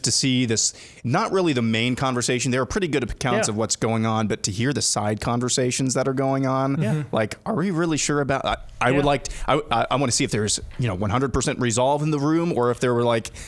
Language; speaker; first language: English; native; English